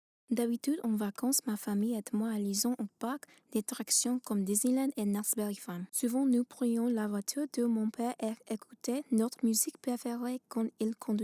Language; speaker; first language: French; non-native, learner; English